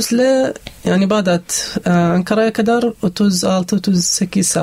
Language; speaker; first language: Turkish; non-native, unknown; Arabic